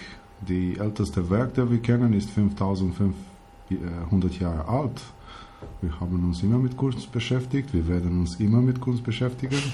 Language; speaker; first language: German; non-native, learner; Albanian